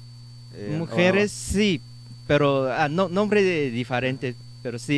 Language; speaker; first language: Spanish; non-native, learner; Japanese